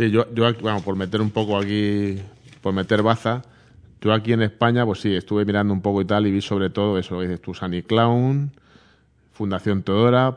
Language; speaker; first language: Spanish; native; Spanish